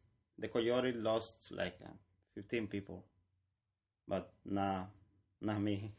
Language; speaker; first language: English; non-native, learner; Spanish